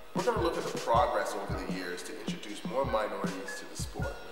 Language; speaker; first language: English; native; English